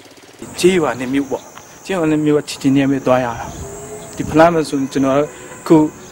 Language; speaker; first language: Burmese; non-native, local second language; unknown